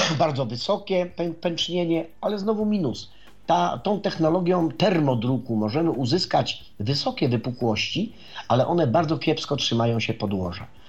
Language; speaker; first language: Polish; native; Polish